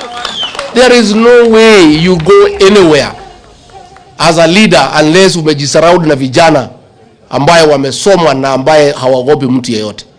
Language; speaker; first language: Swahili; non-native, local second language; Kikuyu